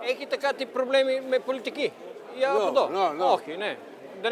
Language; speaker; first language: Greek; non-native, learner; Macedonian